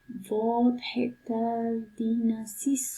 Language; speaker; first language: Swedish; non-native, learner; Persian